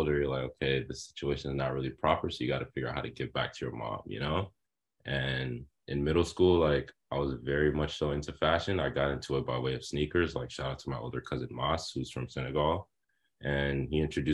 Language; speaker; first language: English; native; English